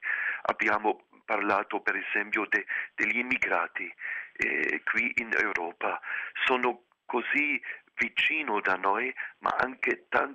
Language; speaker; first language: Italian; non-native, fluent; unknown